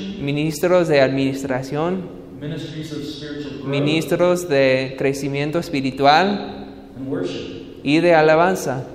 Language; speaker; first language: Spanish; non-native, learner; English